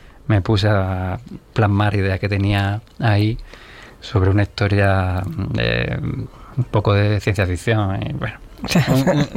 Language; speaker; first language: Spanish; native; Spanish